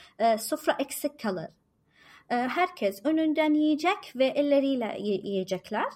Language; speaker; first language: Turkish; non-native, fluent; Arabic